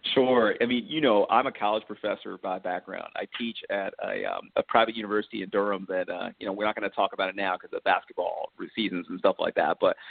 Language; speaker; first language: English; native; English